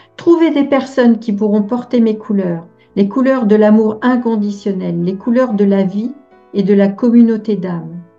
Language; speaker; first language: French; native; French